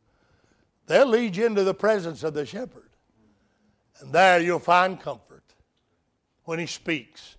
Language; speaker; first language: English; native; English